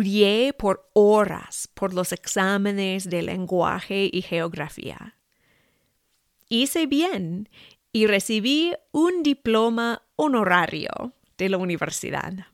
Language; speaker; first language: Spanish; non-native, fluent; English